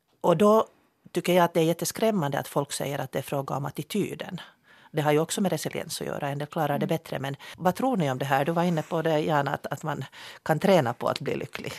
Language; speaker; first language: Swedish; native; Swedish